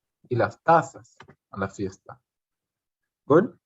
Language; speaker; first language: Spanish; non-native, fluent; English